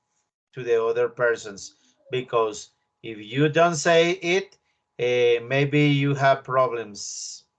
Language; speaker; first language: English; non-native, learner; Spanish